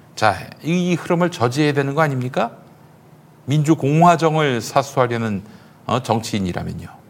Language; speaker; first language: Korean; native; Korean